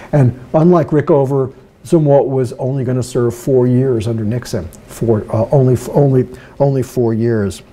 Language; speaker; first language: English; native; English